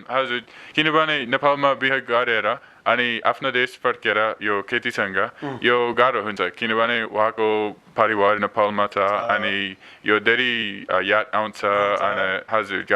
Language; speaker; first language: Nepali; non-native, learner; English